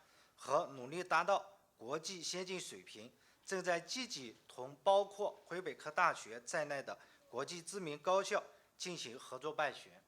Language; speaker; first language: Chinese; native; Chinese